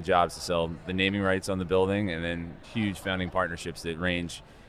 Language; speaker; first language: English; native; English